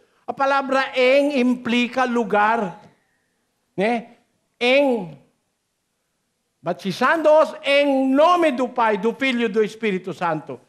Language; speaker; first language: Portuguese; non-native, learner; Filipino